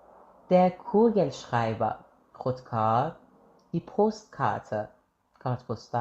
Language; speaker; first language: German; non-native, fluent; Persian